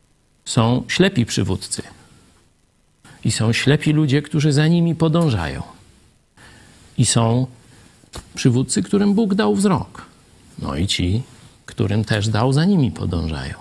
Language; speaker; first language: Polish; native; Polish